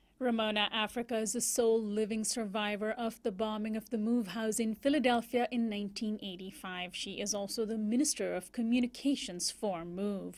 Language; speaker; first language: English; native; English